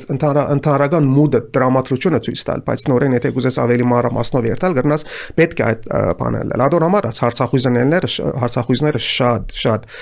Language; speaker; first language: Armenian; native; Armenian